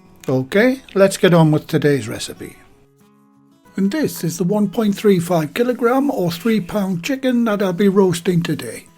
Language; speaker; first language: English; native; English